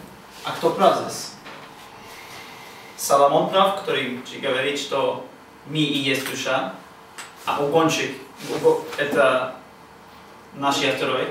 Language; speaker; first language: Russian; non-native, learner; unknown